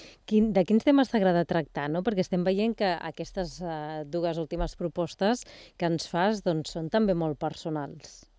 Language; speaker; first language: Catalan; native; Catalan